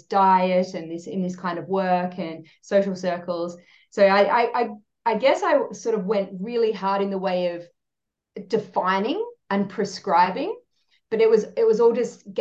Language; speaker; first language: English; native; English